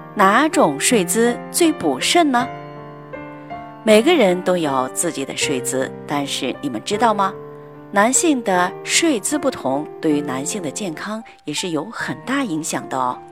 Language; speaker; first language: Chinese; native; Chinese